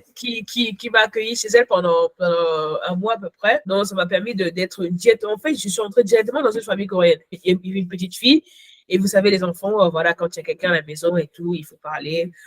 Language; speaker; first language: French; early bilingual, other home language; Ghomala